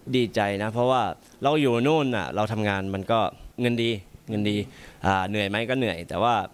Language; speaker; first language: Thai; early bilingual, other home language; English